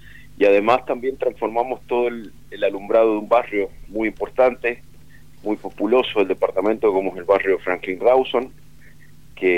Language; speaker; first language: Spanish; native; Spanish